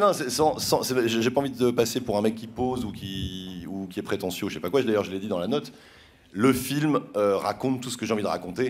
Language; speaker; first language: French; native; French